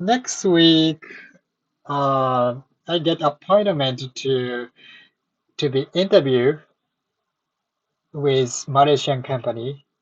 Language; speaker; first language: English; non-native, learner; Japanese